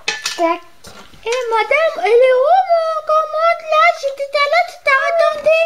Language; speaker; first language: French; non-native, learner; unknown